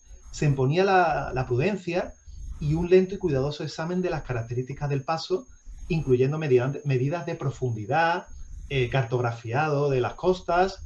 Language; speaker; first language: Spanish; native; Spanish